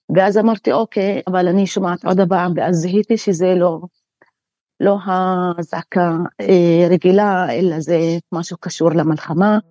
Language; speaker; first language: Hebrew; non-native, local second language; Arabic